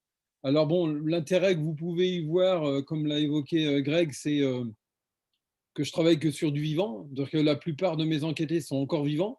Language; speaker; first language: French; native; French